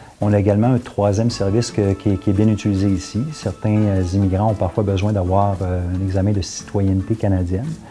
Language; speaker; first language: French; native; French